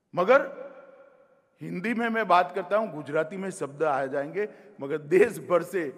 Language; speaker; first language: Hindi; non-native, local second language; Gujarati